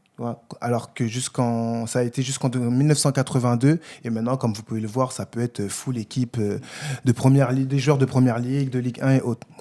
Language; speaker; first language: French; native; French